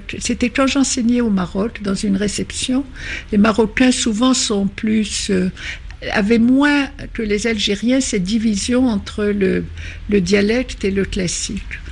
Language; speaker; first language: French; non-native, local second language; Arabic